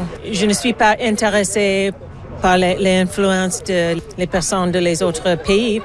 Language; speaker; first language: French; non-native, local second language; English